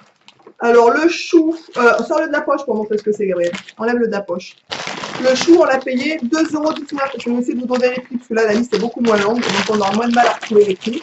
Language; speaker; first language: French; native; French